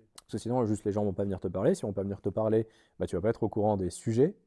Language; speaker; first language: French; native; French